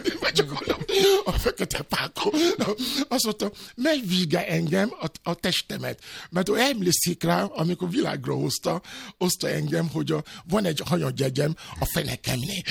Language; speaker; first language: Hungarian; non-native, fluent; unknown